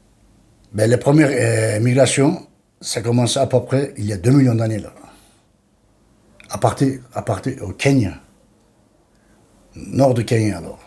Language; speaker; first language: French; non-native, learner; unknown